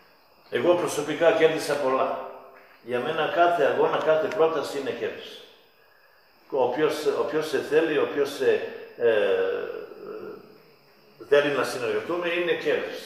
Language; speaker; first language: Greek; non-native, fluent; Serbian